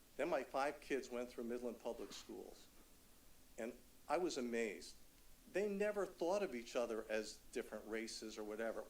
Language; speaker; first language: English; native; English